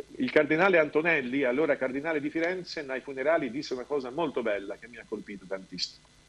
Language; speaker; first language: Italian; non-native, fluent; Albanian